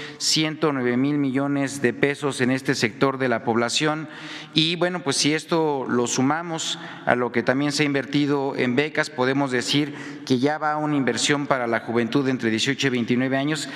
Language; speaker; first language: Spanish; native; Spanish